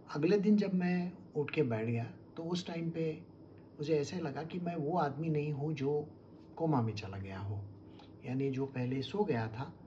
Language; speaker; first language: Hindi; non-native, local second language; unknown